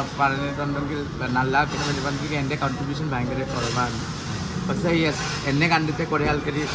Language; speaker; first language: Malayalam; non-native, fluent; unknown